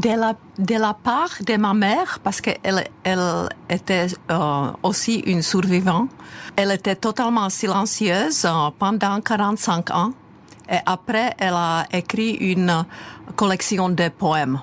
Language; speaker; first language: French; non-native, fluent; Czech